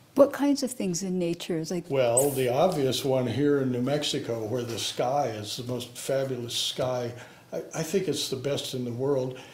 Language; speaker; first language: English; native; English